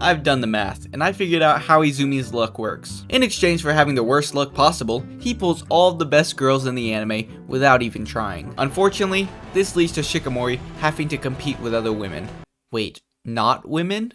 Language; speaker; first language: English; native; English